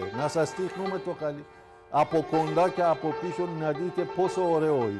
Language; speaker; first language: Greek; non-native, fluent; Persian